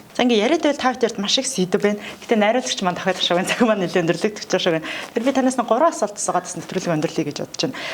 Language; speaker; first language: Mongolian; native; Mongolian